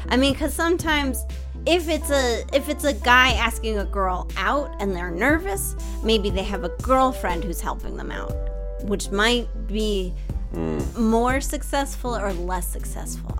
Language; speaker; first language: English; native; English